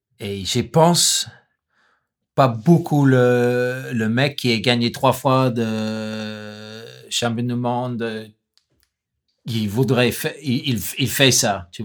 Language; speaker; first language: French; non-native, learner; English